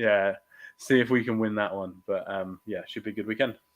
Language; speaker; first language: English; native; English